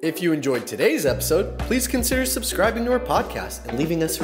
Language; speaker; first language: English; native; English